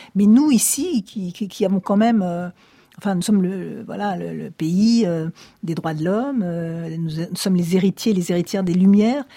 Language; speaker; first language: French; native; French